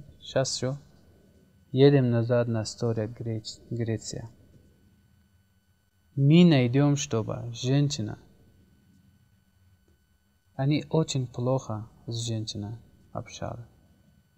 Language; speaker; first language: Russian; non-native, learner; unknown